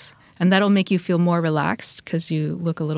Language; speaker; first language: English; native; English